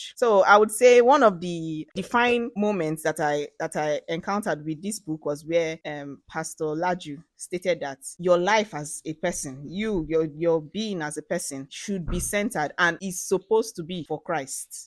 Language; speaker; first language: English; non-native, local second language; Ibibio